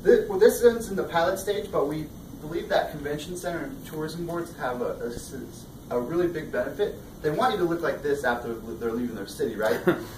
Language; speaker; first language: English; native; English